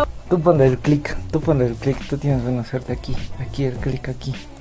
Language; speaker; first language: Spanish; native; Spanish